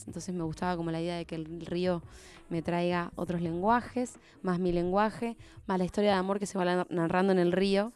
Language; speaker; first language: Spanish; native; Spanish